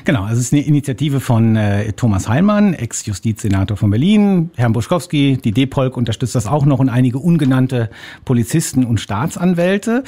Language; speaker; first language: German; native; German